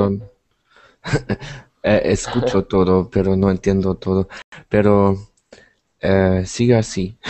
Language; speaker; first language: Spanish; non-native, learner; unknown